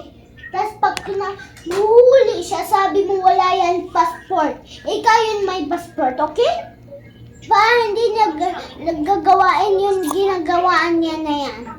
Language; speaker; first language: Filipino; non-native, learner; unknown